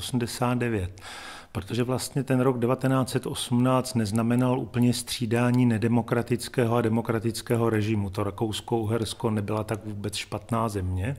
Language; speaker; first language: Czech; native; Czech